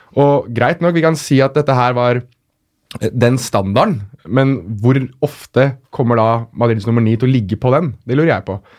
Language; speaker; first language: Norwegian; early bilingual, other home language; Arabic